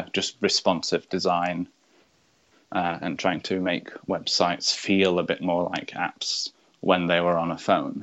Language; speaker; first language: English; native; English